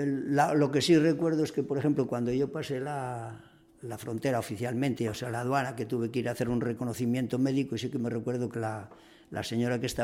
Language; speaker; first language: Spanish; native; Spanish